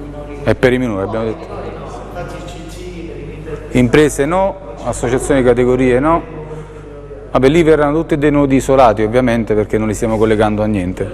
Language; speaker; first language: Italian; native; Italian